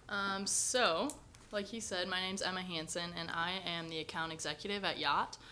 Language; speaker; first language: English; native; English